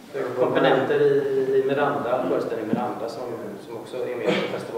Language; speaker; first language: Swedish; native; Swedish